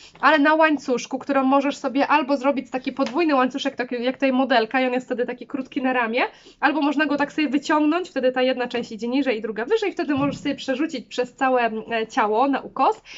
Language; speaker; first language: Polish; native; Polish